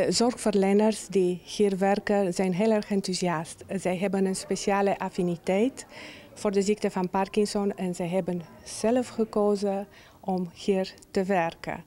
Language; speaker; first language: Dutch; non-native, fluent; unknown